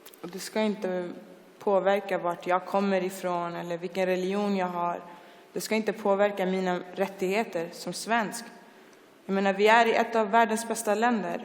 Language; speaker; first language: Swedish; early bilingual, other home language; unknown